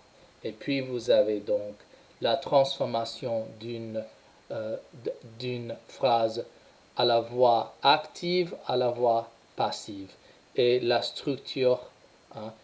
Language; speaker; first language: French; non-native, fluent; English